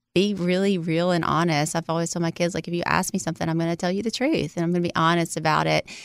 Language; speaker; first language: English; native; English